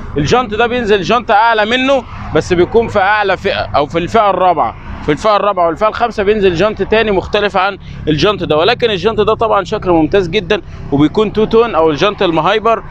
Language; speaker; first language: Egyptian Arabic; native; Egyptian Arabic